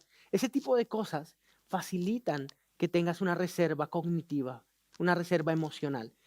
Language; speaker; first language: Spanish; native; Spanish